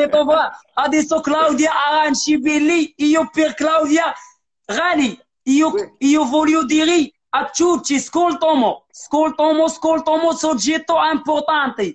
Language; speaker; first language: Italian; non-native, learner; Arabic